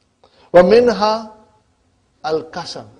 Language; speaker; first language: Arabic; non-native, fluent; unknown